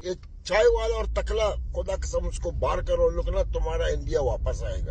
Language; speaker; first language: Hindi; non-native, learner; Arabic